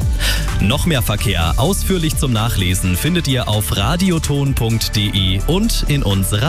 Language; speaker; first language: German; native; German